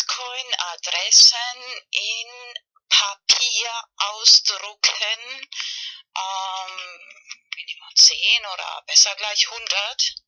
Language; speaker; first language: German; non-native, learner; Spanish